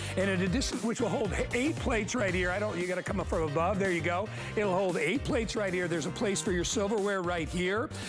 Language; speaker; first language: English; native; English